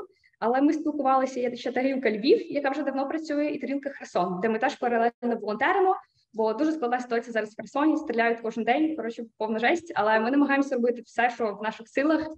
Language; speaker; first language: Ukrainian; native; Ukrainian